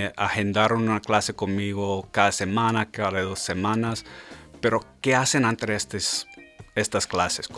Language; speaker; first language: Spanish; non-native, fluent; English